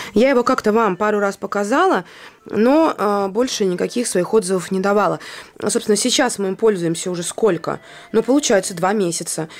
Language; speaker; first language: Russian; non-native, local second language; Latvian